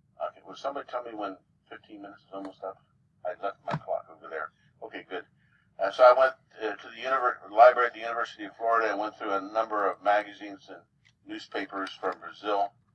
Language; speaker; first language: English; native; English